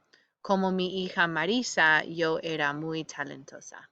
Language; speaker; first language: Spanish; non-native, fluent; English